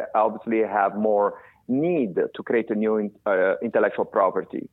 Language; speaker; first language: English; non-native, fluent; Italian